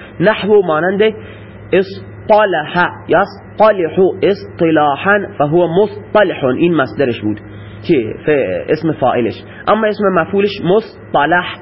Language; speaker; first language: Persian; non-native, local second language; Baluchi